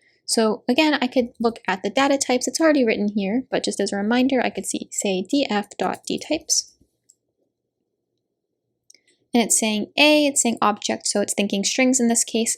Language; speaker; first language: English; native; English